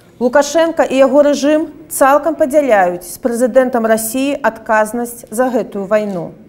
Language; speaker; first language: Belarusian; non-native, local second language; Russian